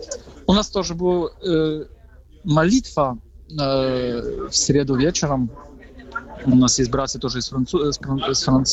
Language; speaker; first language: Russian; non-native, fluent; Polish